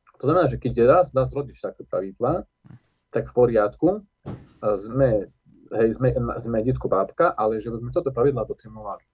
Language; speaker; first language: Slovak; non-native, local second language; Rusyn